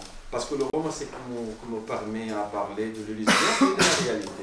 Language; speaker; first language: French; non-native, learner; Arabic